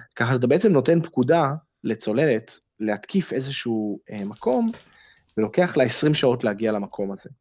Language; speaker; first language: Hebrew; native; Hebrew